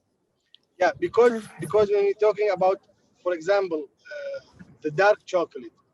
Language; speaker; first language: English; non-native, learner; Arabic